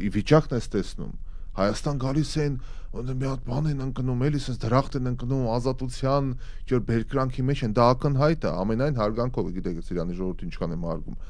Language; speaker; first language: Armenian; native; Armenian